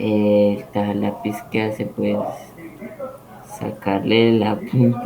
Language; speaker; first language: Spanish; native; Spanish